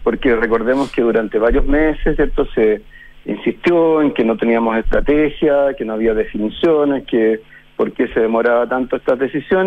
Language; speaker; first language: Spanish; native; Spanish